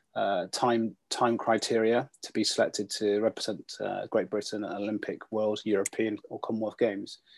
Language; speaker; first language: English; native; English